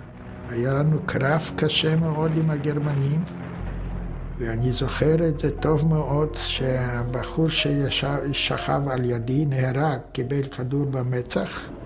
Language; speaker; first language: Hebrew; non-native, fluent; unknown